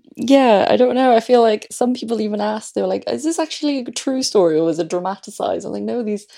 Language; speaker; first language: English; native; English